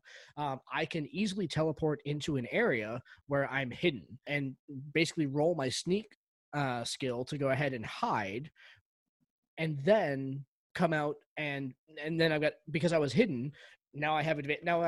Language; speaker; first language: English; native; English